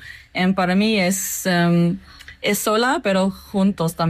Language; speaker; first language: Spanish; non-native, fluent; English